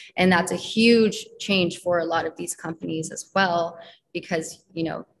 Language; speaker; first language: English; native; English